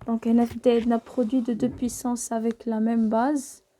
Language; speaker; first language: French; non-native, local second language; Arabic